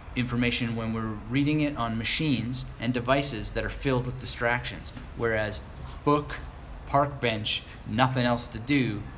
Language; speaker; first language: English; native; English